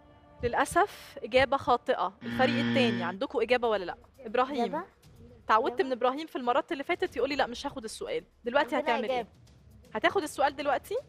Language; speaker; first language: Arabic; native; Arabic